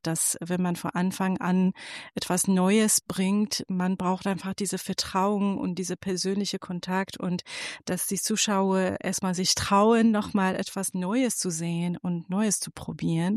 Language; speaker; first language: German; non-native, fluent; Persian